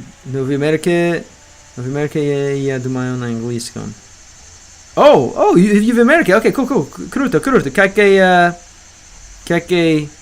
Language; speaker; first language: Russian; non-native, learner; English